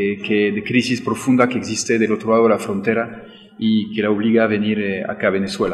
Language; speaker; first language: Spanish; non-native, fluent; French